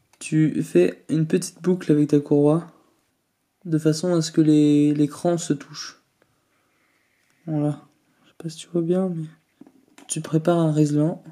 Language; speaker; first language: French; native; French